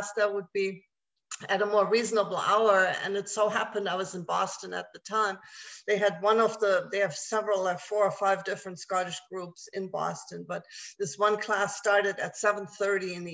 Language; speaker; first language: English; non-native, fluent; German